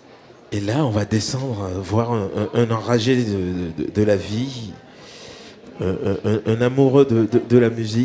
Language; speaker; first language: French; native; French